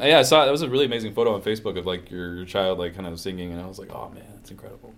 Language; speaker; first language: English; native; English